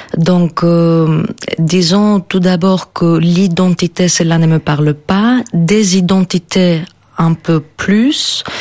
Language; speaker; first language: French; non-native, fluent; Greek